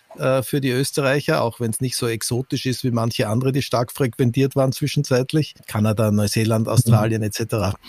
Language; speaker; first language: German; native; German